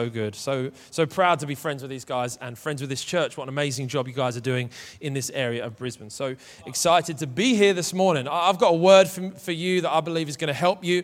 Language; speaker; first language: English; native; English